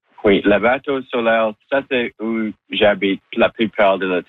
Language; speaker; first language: French; non-native, local second language; English